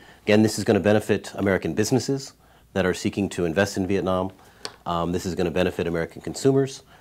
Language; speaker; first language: English; native; English